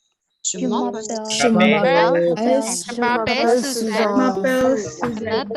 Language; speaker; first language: French; non-native, learner; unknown